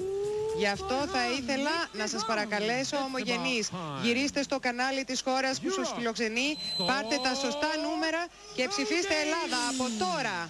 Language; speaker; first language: Greek; native; Greek